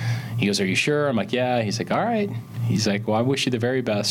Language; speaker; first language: English; native; English